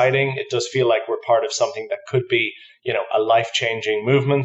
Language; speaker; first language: English; native; English